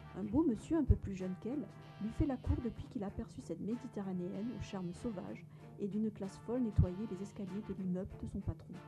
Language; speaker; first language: French; native; French